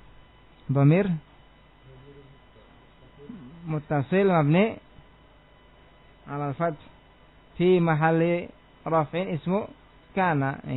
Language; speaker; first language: Arabic; non-native, fluent; Indonesian